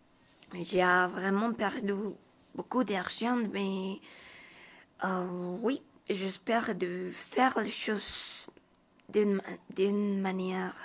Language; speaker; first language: French; non-native, learner; Spanish